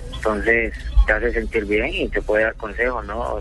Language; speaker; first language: Spanish; native; Spanish